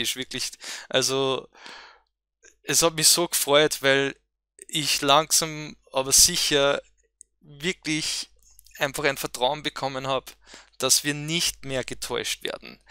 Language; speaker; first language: German; native; German